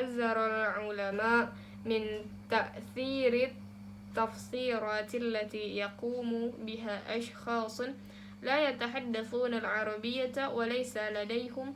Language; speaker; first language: Arabic; non-native, learner; Indonesian